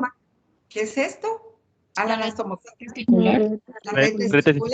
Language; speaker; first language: Spanish; native; Spanish